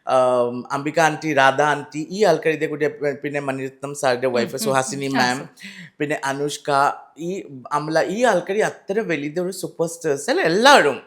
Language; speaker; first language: Malayalam; non-native, learner; Assamese